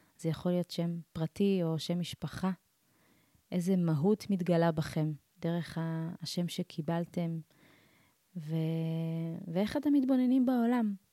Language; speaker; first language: Hebrew; early bilingual, other home language; Amharic